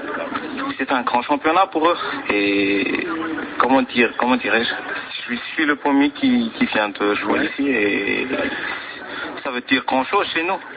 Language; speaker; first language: French; non-native, local second language; Malagasy